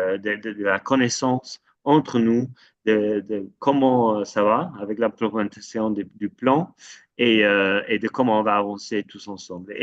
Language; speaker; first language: French; non-native, fluent; English